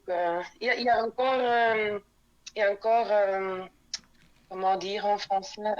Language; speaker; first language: French; non-native, local second language; Dutch